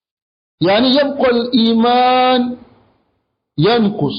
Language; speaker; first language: Arabic; non-native, fluent; French